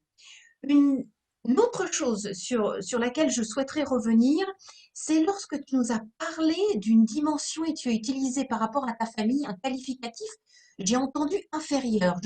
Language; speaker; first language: French; native; French